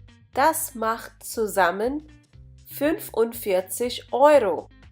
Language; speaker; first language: German; non-native, fluent; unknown